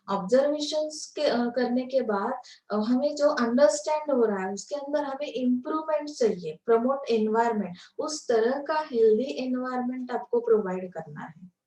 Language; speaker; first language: Hindi; non-native, local second language; Marathi